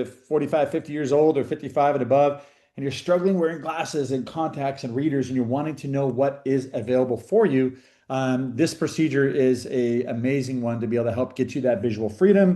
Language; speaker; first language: English; native; English